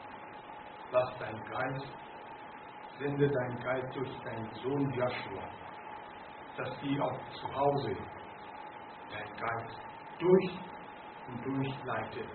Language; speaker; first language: German; non-native, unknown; Akan